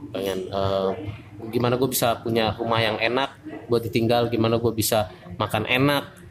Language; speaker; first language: Indonesian; native; Indonesian